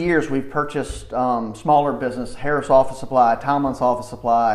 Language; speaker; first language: English; native; English